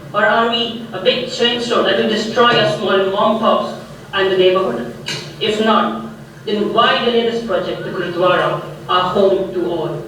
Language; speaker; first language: English; non-native, local second language; Punjabi